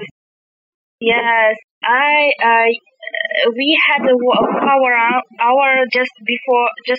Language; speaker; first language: English; non-native, fluent; Kazakh